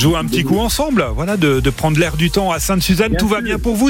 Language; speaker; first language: French; native; French